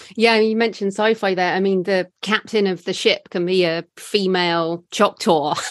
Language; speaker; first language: English; native; English